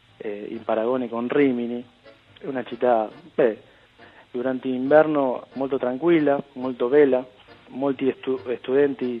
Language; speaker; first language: Italian; early bilingual, heritage; Spanish